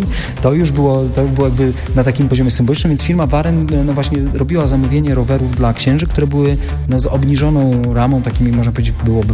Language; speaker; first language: Polish; native; Polish